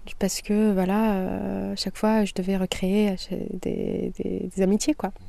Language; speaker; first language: French; non-native, local second language; Kabyle